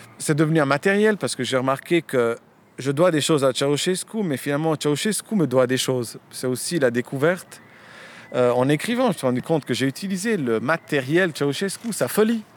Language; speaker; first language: French; early bilingual, other home language; Romanian